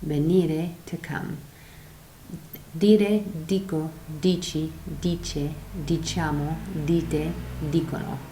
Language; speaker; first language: Italian; non-native, fluent; English